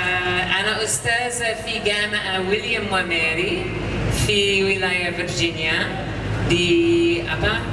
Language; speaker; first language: Arabic; non-native, learner; English